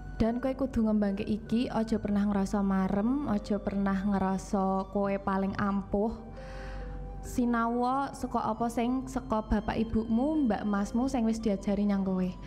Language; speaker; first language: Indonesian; non-native, local second language; Javanese